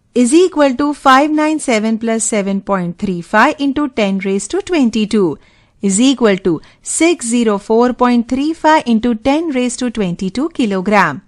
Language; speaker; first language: English; non-native, local second language; Gujarati